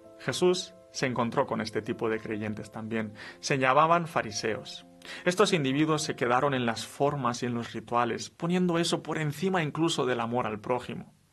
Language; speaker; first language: Spanish; non-native, fluent; Romanian